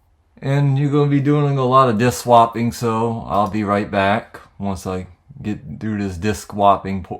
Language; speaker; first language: English; native; English